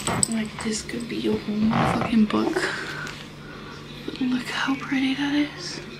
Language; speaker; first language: English; non-native, fluent; Dutch